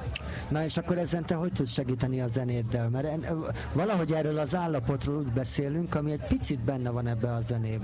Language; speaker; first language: Hungarian; native; Hungarian